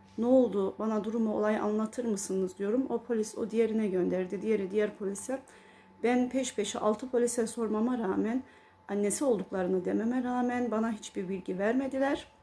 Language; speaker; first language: Turkish; early bilingual, heritage; Turkish